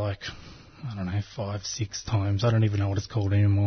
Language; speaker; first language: English; non-native, local second language; Croatian